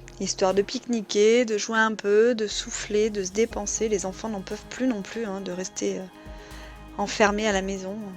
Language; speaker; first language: French; native; French